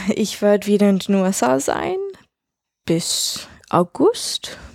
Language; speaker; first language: German; non-native, learner; English